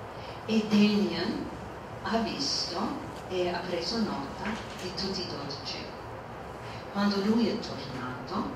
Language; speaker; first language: Italian; non-native, fluent; English